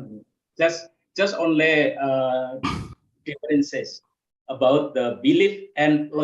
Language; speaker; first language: English; non-native, learner; Indonesian